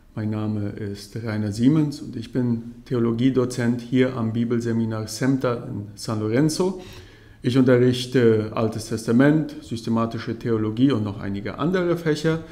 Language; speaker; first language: German; early bilingual, heritage; German